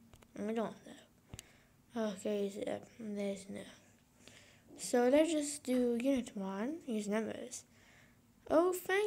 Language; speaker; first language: English; non-native, fluent; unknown